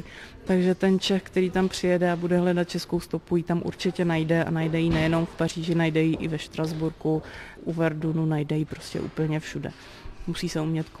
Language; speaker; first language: Czech; native; Czech